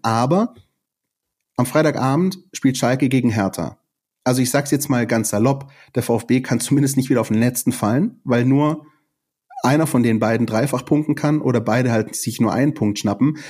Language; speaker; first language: German; native; German